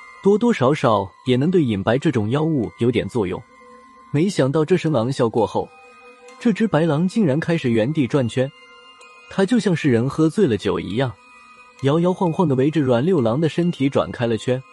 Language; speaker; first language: Chinese; native; Chinese